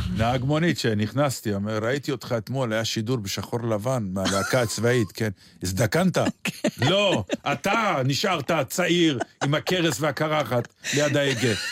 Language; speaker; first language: Hebrew; native; Hebrew